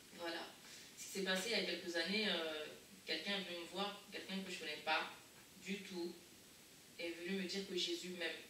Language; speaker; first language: French; early bilingual, other home language; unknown